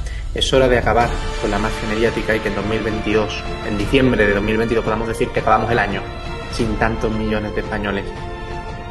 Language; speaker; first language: Spanish; native; Spanish